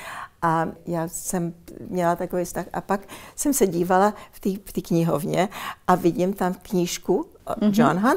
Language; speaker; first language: Czech; early bilingual, heritage; Czech